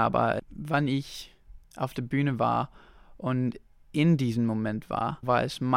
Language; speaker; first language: German; non-native, local second language; Danish